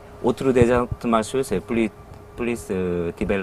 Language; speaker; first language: French; non-native, learner; Korean